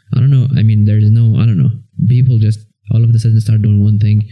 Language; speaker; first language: English; non-native, fluent; Arabic